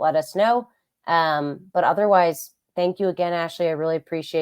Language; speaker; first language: English; native; English